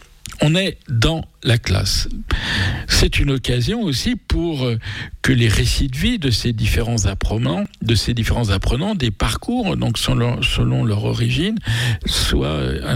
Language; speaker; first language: French; native; French